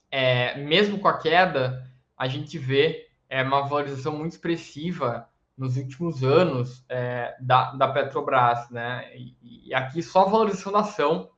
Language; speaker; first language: Portuguese; native; Portuguese